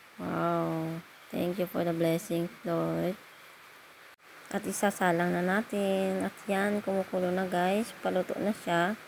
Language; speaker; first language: Filipino; non-native, local second language; Iloko